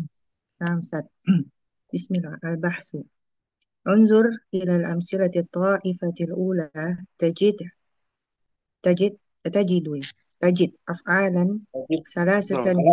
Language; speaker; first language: Arabic; non-native, learner; Indonesian